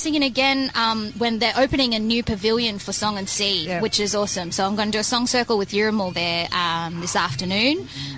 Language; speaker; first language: English; native; English